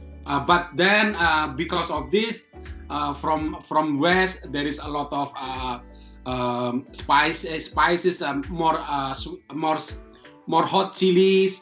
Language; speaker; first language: English; non-native, fluent; Indonesian